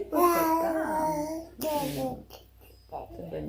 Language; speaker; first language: French; native; French